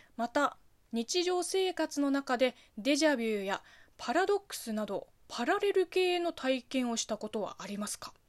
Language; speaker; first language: Japanese; non-native, fluent; Chinese